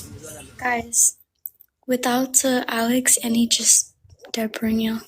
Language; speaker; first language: English; early bilingual, heritage; Amharic